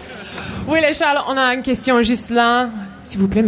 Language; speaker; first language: French; non-native, fluent; English